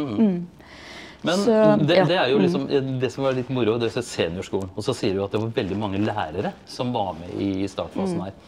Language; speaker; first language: Norwegian; native; Norwegian